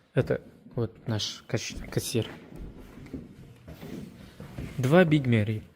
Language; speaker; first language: Russian; non-native, fluent; Uzbek